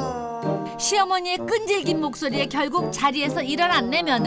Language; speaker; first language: Korean; native; Korean